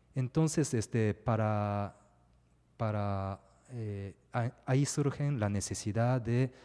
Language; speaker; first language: Spanish; non-native, fluent; Japanese